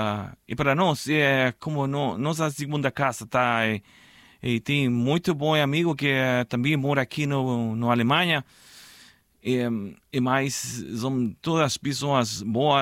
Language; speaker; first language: Portuguese; non-native, learner; Spanish